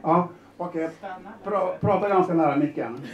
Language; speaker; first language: Swedish; native; Swedish